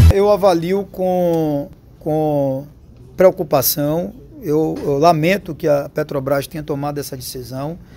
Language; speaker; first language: Portuguese; native; Portuguese